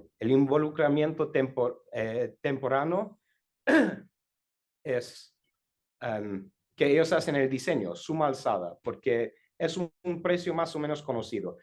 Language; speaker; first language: Spanish; non-native, learner; English